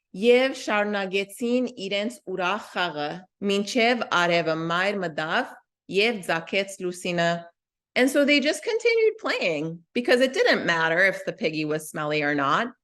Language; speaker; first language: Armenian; early bilingual, heritage; Armenian